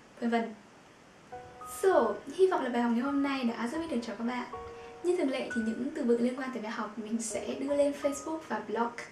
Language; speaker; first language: Vietnamese; native; Vietnamese